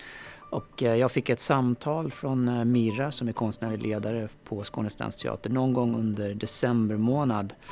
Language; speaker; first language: Swedish; non-native, fluent; English